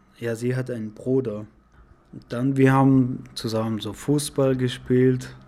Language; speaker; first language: German; non-native, learner; Persian